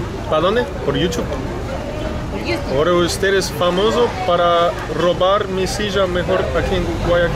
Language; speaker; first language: Spanish; non-native, learner; English